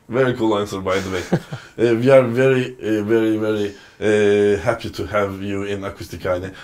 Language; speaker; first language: English; non-native, fluent; Turkish